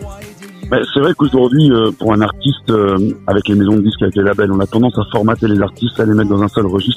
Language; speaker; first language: French; native; French